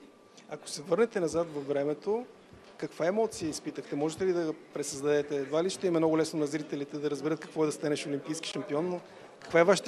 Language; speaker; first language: Bulgarian; native; Bulgarian